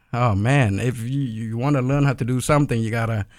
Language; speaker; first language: English; non-native, fluent; Khmer